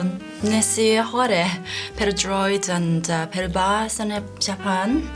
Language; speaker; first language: Welsh; non-native, learner; Japanese